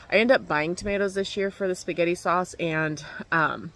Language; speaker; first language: English; native; English